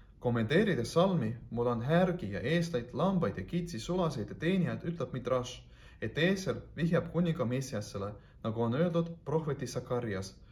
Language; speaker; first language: Estonian; non-native, local second language; Russian